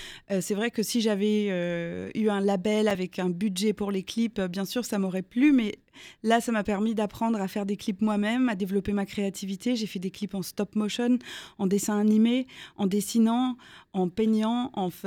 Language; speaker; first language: French; native; French